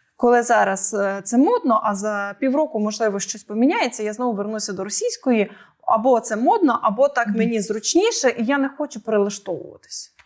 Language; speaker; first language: Ukrainian; native; Ukrainian